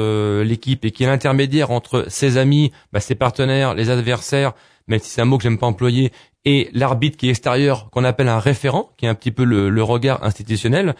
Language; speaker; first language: French; native; French